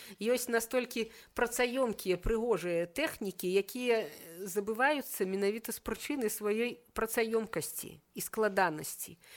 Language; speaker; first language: Belarusian; native; Belarusian